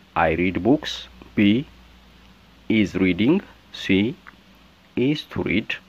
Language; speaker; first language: English; non-native, local second language; Amharic